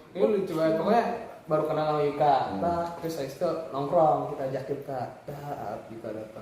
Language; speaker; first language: Indonesian; native; Indonesian